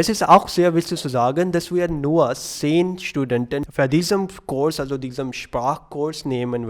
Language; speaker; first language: German; non-native, learner; Urdu